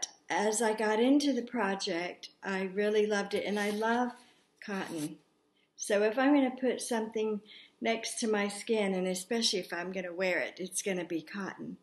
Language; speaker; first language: English; native; English